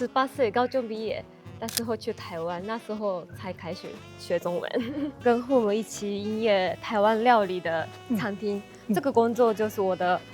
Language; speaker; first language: Chinese; non-native, fluent; Japanese